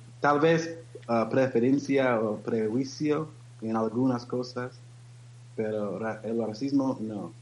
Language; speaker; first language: Spanish; non-native, learner; English